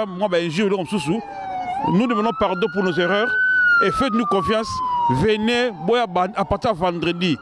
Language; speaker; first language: French; non-native, local second language; Lingala